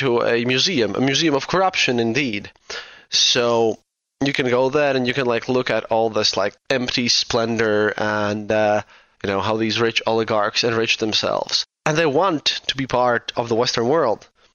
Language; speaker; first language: English; non-native, fluent; Russian